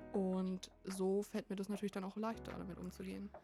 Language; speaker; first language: German; early bilingual, other home language; Vietnamese